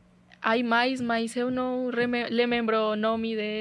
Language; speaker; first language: Portuguese; non-native, learner; Spanish